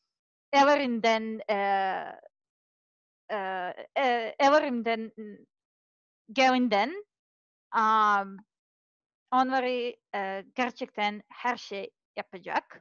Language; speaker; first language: Turkish; non-native, learner; Serbian